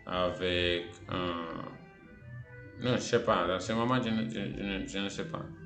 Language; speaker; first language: French; non-native, fluent; Spanish